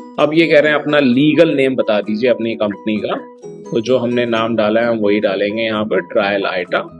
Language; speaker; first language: Hindi; native; Hindi